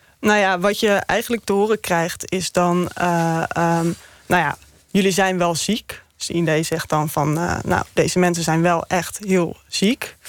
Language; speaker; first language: Dutch; native; Dutch